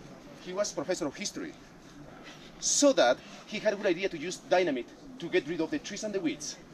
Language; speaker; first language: English; non-native, fluent; Spanish